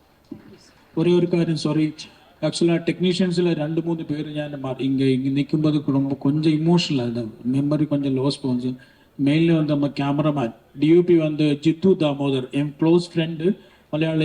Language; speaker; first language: Tamil; non-native, learner; Malayalam